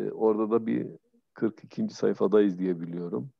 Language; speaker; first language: Turkish; native; Turkish